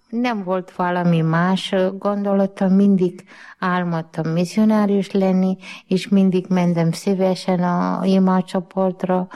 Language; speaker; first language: Hungarian; non-native, learner; Malayalam